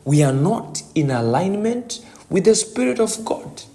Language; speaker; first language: English; non-native, local second language; Swahili